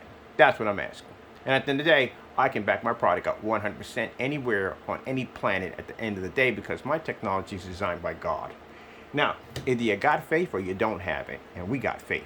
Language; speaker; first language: English; native; English